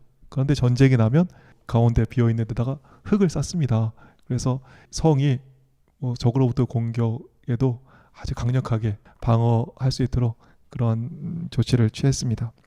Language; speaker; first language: Korean; native; Korean